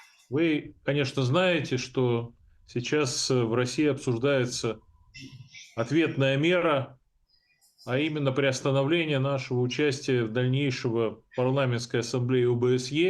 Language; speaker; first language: Russian; native; Russian